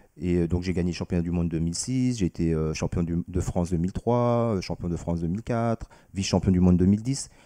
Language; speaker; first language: French; early bilingual, other home language; Vietnamese